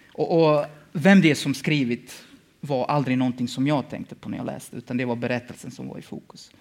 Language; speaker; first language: Swedish; early bilingual, other home language; Bosnian